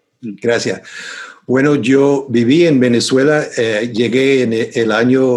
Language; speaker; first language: Spanish; non-native, fluent; English